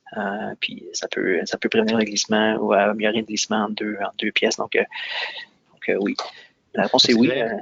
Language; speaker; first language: French; native; French